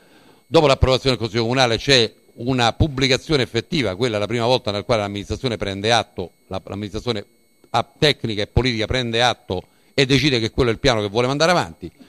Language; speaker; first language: Italian; native; Italian